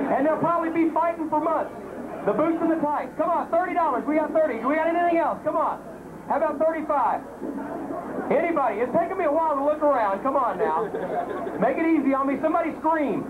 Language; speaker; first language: English; native; English